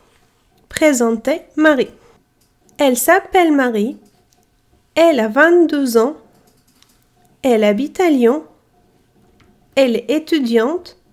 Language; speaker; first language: French; non-native, fluent; Arabic